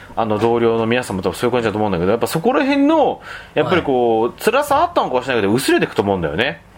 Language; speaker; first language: Japanese; early bilingual, heritage; Japanese